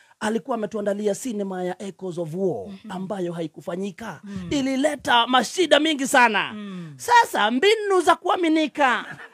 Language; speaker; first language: Swahili; non-native, local second language; Kikuyu